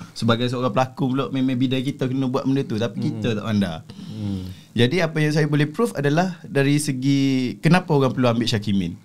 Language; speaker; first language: Malay; native; Malay